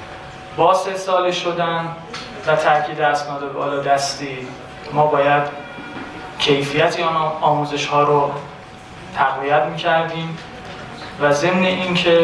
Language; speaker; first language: Persian; native; Persian